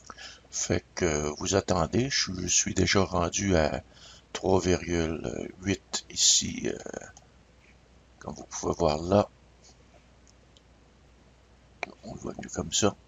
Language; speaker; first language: French; native; French